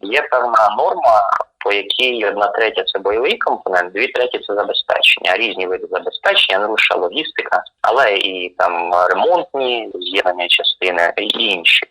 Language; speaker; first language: Ukrainian; native; Ukrainian